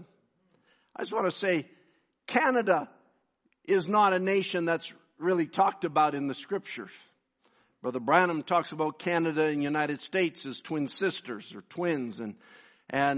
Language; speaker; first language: English; native; English